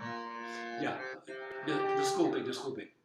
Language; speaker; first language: Portuguese; non-native, learner; English